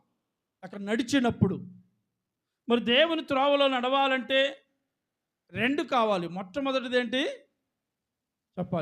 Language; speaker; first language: Telugu; native; Telugu